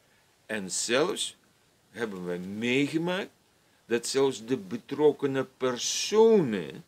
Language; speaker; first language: Dutch; non-native, fluent; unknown